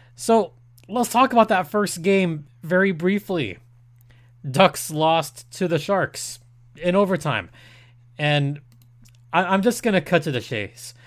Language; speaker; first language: English; early bilingual, other home language; Spanish